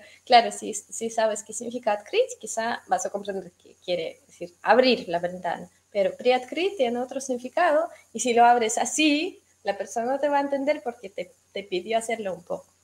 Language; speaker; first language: Spanish; non-native, fluent; Russian